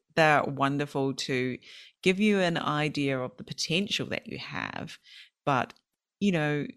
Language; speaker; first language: English; native; English